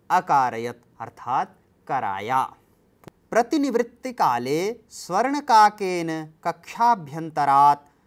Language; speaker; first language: Hindi; native; Hindi